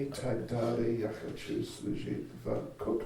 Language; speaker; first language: Russian; non-native, learner; English